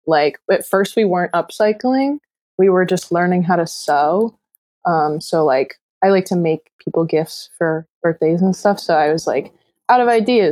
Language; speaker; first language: English; native; English